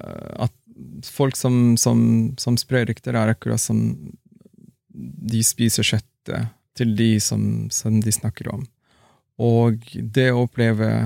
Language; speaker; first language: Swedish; non-native, fluent; Arabic